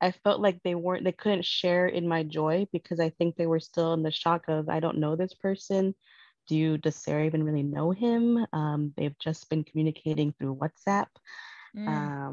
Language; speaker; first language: English; early bilingual, other home language; Spanish